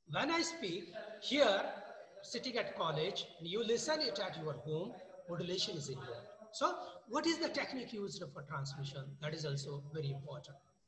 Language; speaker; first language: English; non-native, local second language; Marathi